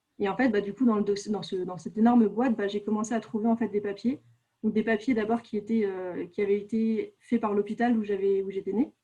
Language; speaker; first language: French; native; French